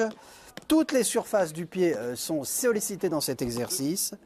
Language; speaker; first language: French; native; French